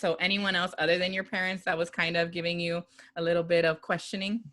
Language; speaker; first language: English; native; English